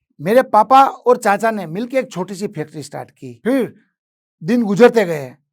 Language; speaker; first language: Hindi; non-native, local second language; Gujarati